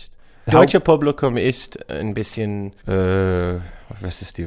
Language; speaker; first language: German; non-native, learner; English